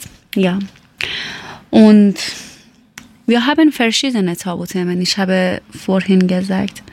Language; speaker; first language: German; non-native, learner; Persian